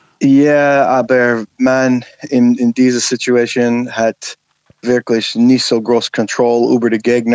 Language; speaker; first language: German; non-native, learner; English